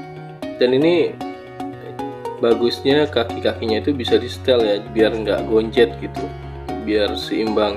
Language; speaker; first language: Indonesian; native; Indonesian